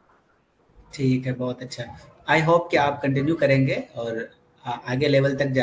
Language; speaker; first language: Hindi; native; Hindi